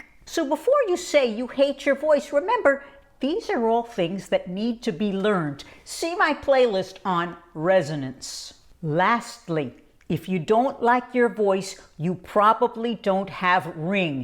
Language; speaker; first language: English; native; English